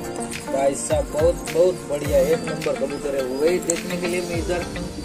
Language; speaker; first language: Hindi; non-native, local second language; Gujarati